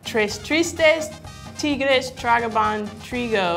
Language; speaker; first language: Spanish; non-native, learner; English